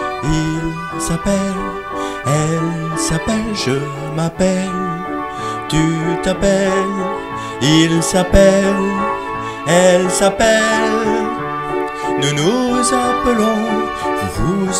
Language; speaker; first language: French; non-native, learner; Arabic